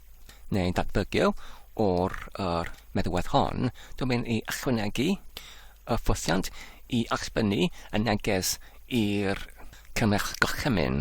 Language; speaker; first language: Welsh; non-native, learner; English